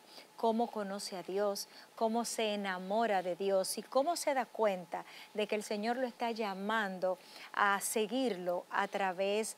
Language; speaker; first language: Spanish; native; Spanish